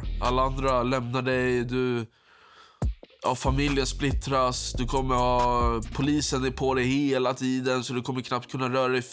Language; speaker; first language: Swedish; native; Swedish